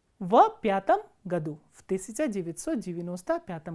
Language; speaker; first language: Russian; non-native, fluent; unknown